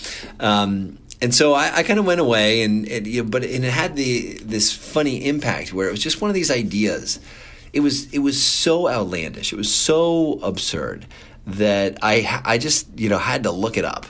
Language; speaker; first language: English; native; English